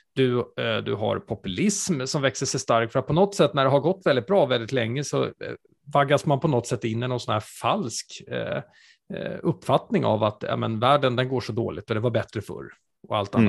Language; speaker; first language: Swedish; native; Swedish